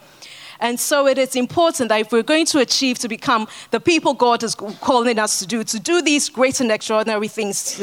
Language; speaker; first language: English; non-native, local second language; Akan